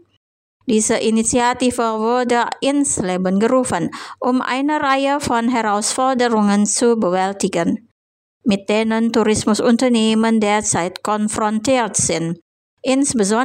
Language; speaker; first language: German; non-native, fluent; Indonesian